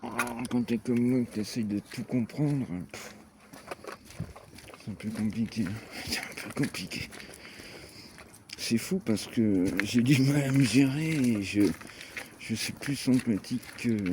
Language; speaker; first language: French; native; French